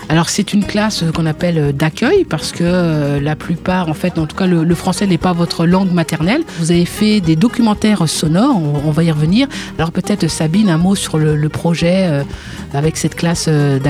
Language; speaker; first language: French; native; French